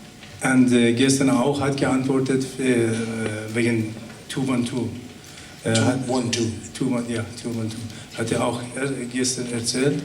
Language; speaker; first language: German; non-native, learner; Persian